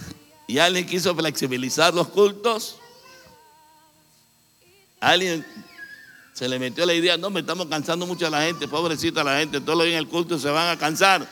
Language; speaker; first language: Spanish; native; Spanish